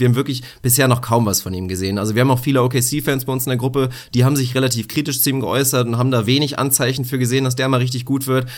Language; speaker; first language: German; native; German